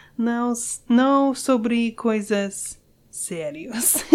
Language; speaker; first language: Portuguese; non-native, learner; English